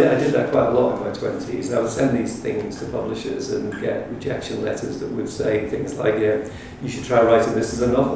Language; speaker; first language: English; native; English